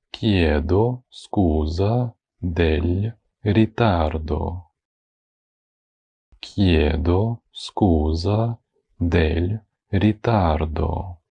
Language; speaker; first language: Italian; non-native, fluent; Ukrainian